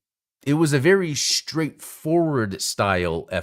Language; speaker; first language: English; native; English